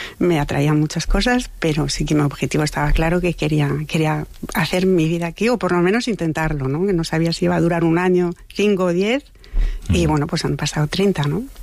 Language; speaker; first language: Spanish; non-native, fluent; French